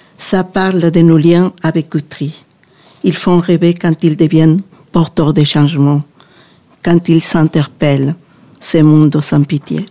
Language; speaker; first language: French; non-native, fluent; Spanish